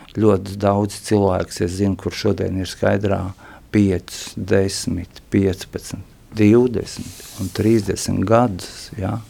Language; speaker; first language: Latvian; non-native, local second language; Russian